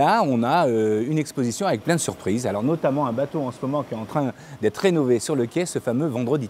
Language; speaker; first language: French; native; French